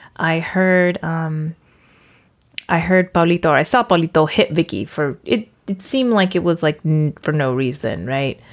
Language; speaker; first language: English; native; English